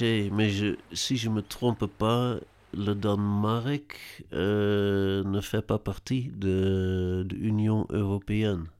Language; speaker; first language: French; non-native, learner; Dutch